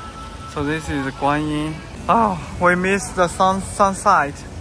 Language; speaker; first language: English; non-native, learner; Chinese